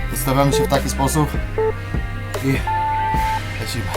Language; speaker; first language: Polish; native; Polish